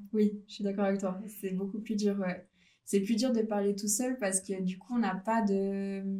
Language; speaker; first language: French; native; French